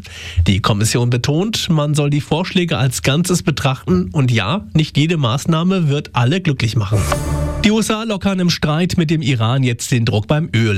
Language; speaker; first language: German; native; German